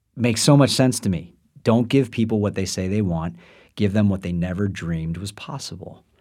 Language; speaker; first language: English; native; English